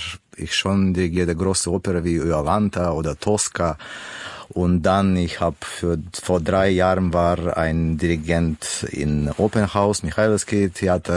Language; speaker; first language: German; non-native, learner; Russian